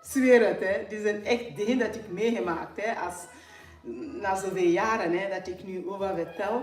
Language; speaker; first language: Dutch; non-native, fluent; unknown